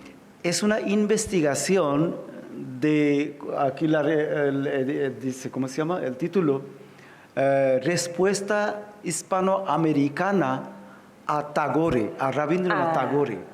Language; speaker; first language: Spanish; non-native, fluent; Bangla